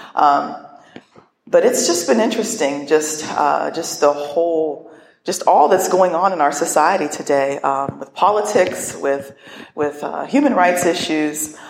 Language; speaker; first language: English; native; English